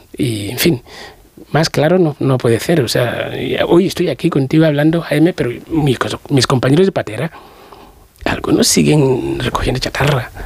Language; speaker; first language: Spanish; non-native, fluent; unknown